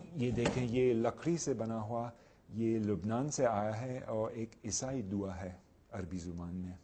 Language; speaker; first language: Urdu; non-native, fluent; English